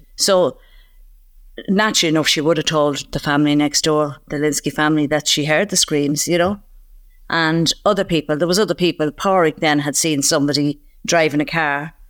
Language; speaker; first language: English; native; English